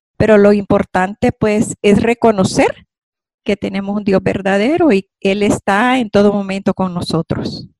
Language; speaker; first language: Spanish; native; Spanish